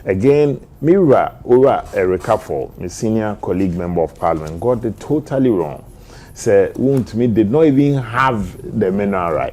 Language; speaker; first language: English; non-native, local second language; Akan